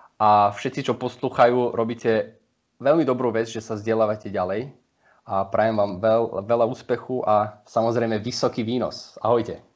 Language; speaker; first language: Slovak; early bilingual, heritage; Slovak